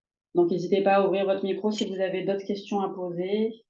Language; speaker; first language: French; native; French